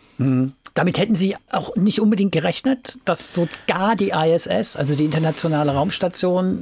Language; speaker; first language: German; native; German